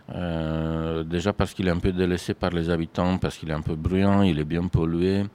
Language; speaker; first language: French; non-native, fluent; Romanian